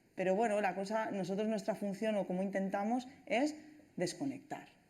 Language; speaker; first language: Spanish; non-native, local second language; Catalan